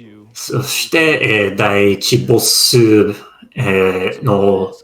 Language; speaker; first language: Japanese; non-native, fluent; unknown